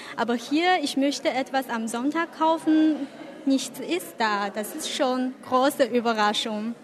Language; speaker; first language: German; non-native, fluent; Chinese